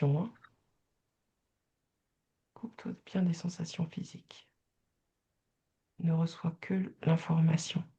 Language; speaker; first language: French; native; French